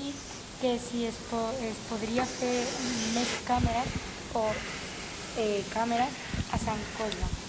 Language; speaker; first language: Catalan; non-native, local second language; Spanish